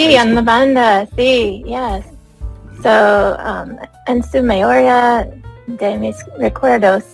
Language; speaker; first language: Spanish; non-native, learner; English